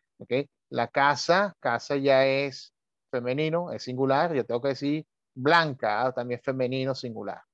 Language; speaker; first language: Spanish; native; Spanish